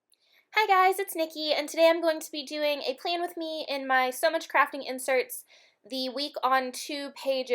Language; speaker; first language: English; native; English